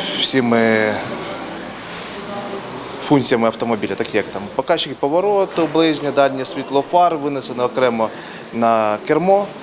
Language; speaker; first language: Ukrainian; native; Ukrainian